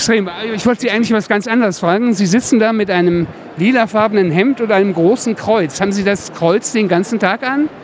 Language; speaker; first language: German; native; German